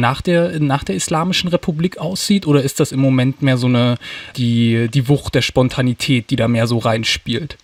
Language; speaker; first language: German; native; German